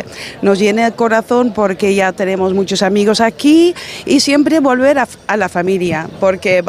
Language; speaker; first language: Spanish; non-native, fluent; Dutch